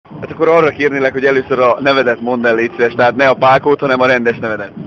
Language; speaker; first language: Hungarian; native; Hungarian